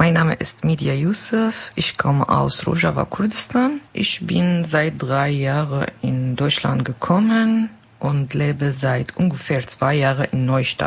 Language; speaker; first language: German; non-native, learner; Kurdish